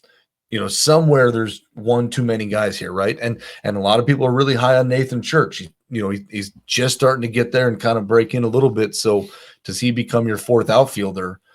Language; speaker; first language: English; native; English